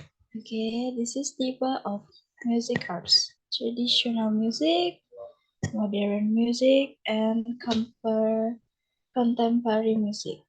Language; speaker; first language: English; non-native, learner; Indonesian